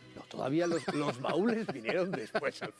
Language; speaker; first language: Spanish; native; Spanish